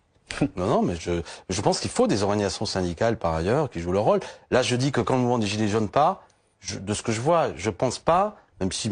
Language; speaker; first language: French; native; French